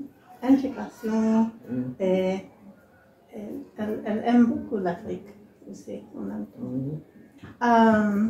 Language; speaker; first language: French; non-native, learner; English